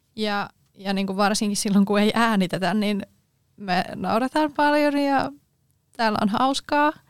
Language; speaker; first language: Finnish; native; Finnish